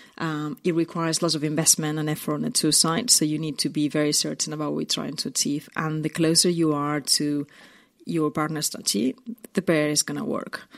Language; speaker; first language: English; non-native, fluent; Spanish